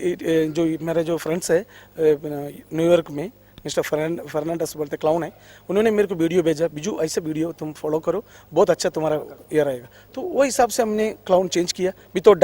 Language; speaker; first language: Hindi; non-native, local second language; Malayalam